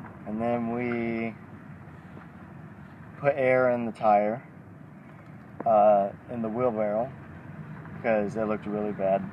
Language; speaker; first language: English; native; English